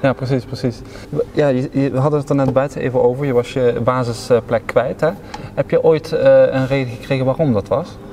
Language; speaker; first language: Dutch; native; Dutch